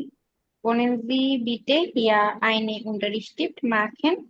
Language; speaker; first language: German; non-native, learner; Bangla